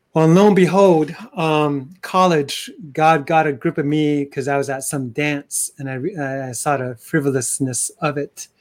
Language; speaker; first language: English; early bilingual, other home language; Chinese